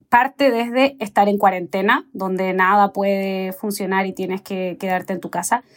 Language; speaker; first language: Spanish; native; Spanish